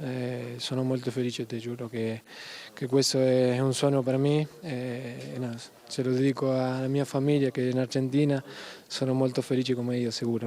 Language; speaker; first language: Italian; non-native, learner; Spanish